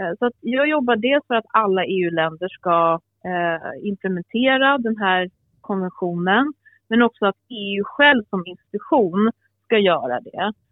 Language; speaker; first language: Swedish; early bilingual, other home language; Albanian